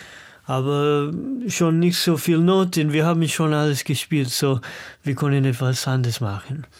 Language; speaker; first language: German; non-native, learner; English